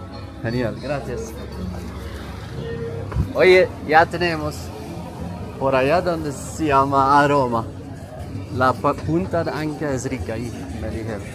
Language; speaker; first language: Spanish; non-native, fluent; Swedish